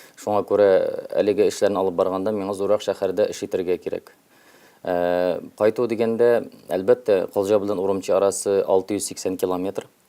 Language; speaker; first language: Tatar; early bilingual, heritage; Tatar